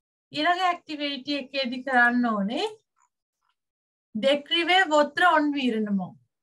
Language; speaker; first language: French; non-native, fluent; Sinhala